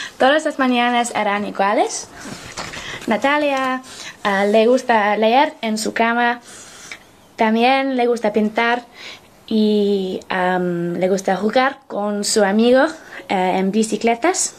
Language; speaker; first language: Spanish; non-native, learner; English